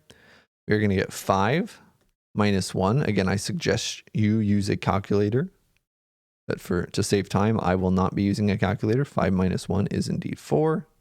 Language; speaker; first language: English; native; English